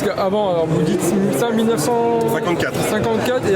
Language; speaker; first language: French; native; French